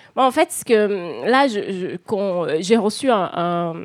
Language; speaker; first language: French; non-native, fluent; Portuguese